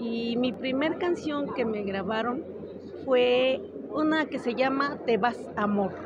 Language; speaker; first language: Spanish; native; Spanish